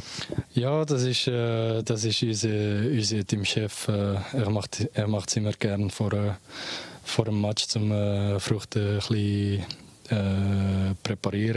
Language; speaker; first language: German; non-native, local second language; French